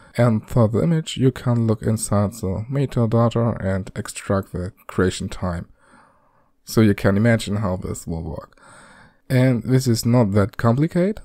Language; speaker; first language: English; non-native, fluent; German